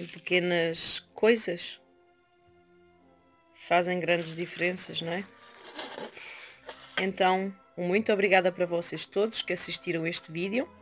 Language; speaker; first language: Portuguese; early bilingual, heritage; Portuguese